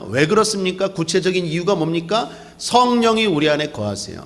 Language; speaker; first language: Korean; native; Korean